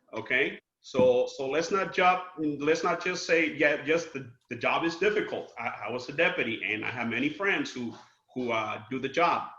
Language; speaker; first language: English; non-native, fluent; Spanish